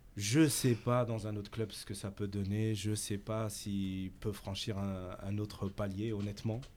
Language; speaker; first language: French; native; French